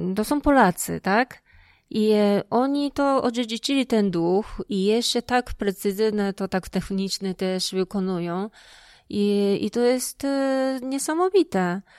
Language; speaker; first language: Polish; non-native, fluent; Japanese